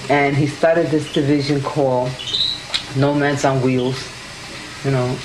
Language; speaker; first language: English; early bilingual, other home language; Spanish